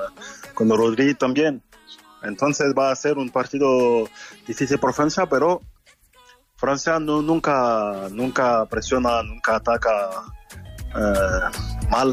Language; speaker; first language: Spanish; non-native, fluent; French